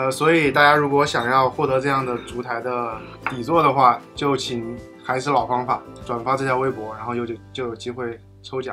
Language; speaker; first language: Chinese; native; Chinese